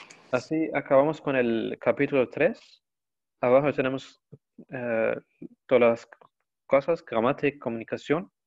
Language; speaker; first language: Spanish; non-native, learner; Arabic